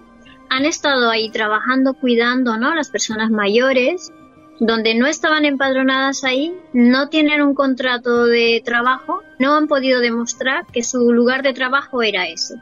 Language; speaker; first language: Spanish; native; Spanish